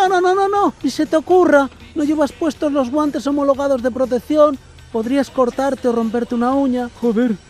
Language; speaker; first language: Spanish; native; Spanish